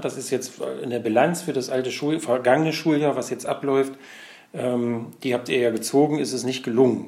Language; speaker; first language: German; native; German